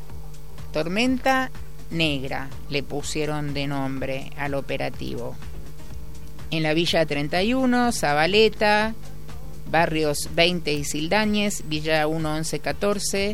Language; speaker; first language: Spanish; native; Spanish